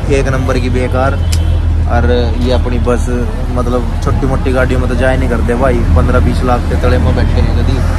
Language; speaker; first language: Hindi; native; Hindi